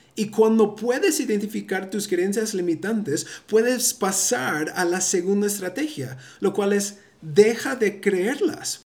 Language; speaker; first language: Spanish; early bilingual, heritage; Spanish